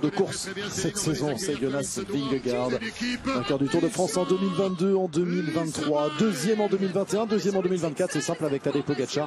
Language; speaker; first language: French; native; French